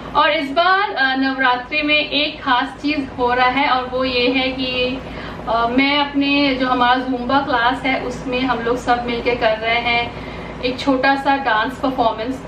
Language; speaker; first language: Hindi; non-native, local second language; Bangla